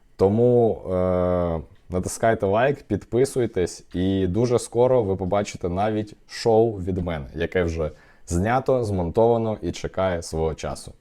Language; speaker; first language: Ukrainian; non-native, local second language; Russian